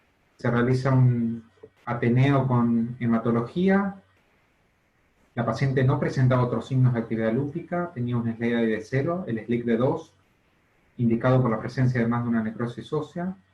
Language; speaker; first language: Spanish; native; Spanish